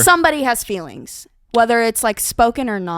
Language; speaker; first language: English; native; English